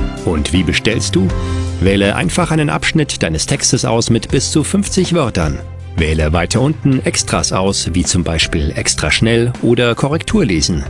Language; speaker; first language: German; native; German